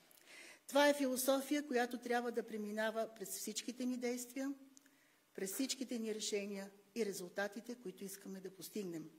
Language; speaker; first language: Bulgarian; native; Bulgarian